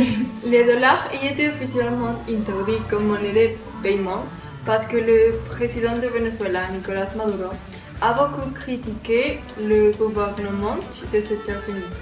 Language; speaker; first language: French; non-native, learner; Spanish